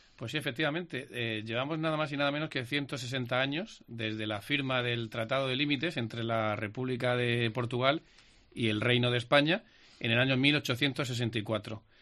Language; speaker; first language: Spanish; native; Spanish